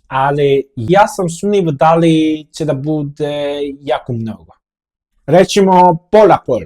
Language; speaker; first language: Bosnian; non-native, fluent; Korean